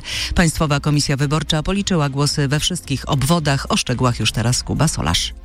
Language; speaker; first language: Polish; native; Polish